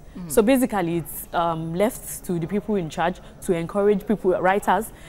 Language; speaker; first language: English; non-native, local second language; Yoruba